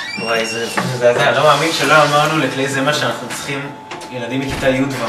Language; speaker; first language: Hebrew; native; Hebrew